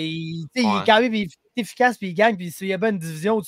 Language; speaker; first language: French; native; French